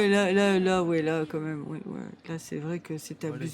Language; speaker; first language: French; native; French